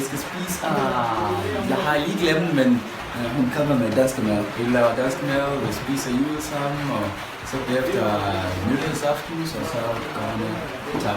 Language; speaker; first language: Danish; non-native, fluent; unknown